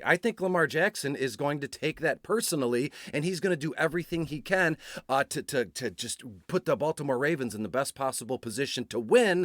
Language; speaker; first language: English; native; English